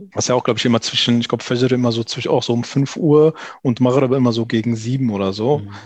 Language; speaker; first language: German; early bilingual, other home language; Arabic